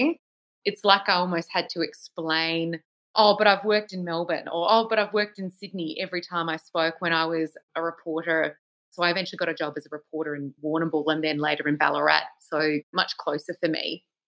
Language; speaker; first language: English; native; English